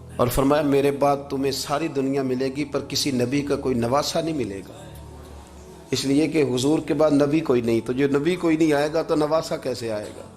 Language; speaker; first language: Urdu; non-native, local second language; Punjabi